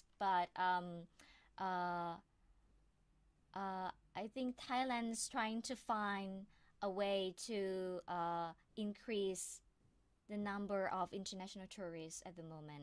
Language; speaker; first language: English; non-native, fluent; Thai